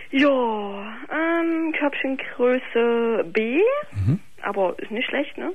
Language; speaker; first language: German; native; German